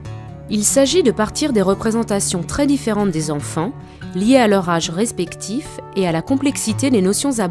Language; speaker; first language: French; native; French